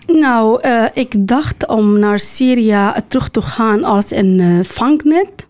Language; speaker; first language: Dutch; non-native, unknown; Arabic